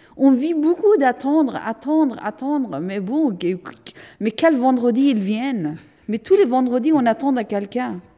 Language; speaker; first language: French; non-native, fluent; Persian